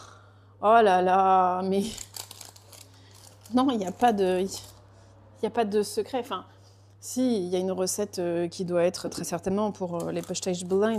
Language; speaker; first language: French; native; French